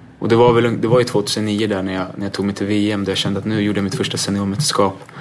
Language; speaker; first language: Swedish; native; Swedish